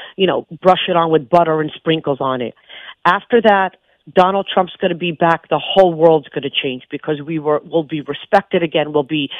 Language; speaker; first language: English; native; English